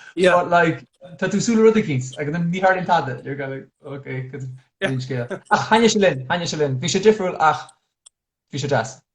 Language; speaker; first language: Irish; non-native, local second language; English